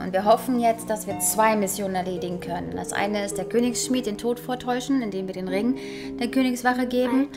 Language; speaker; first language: German; native; German